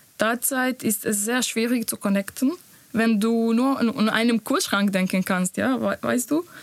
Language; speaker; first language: German; non-native, learner; Bosnian